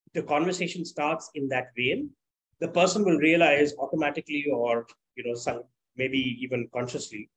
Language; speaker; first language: English; non-native, local second language; Tamil